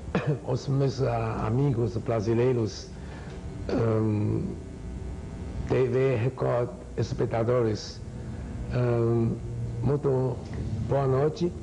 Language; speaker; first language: Portuguese; non-native, learner; Chinese